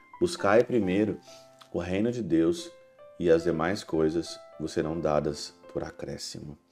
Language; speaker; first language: Portuguese; native; Portuguese